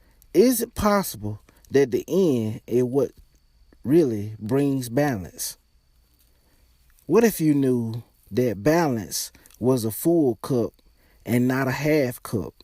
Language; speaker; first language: English; native; English